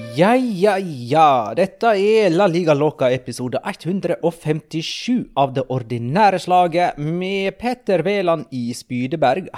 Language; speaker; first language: Norwegian; native; Norwegian